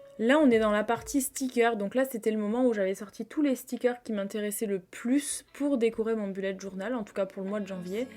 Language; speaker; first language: French; native; French